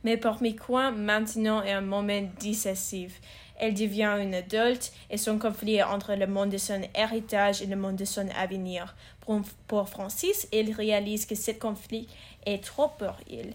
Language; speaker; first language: French; non-native, learner; English